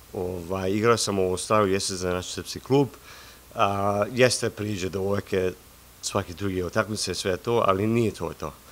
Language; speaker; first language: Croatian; early bilingual, heritage; English